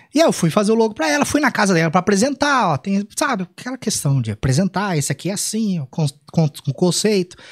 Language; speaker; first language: Portuguese; native; Portuguese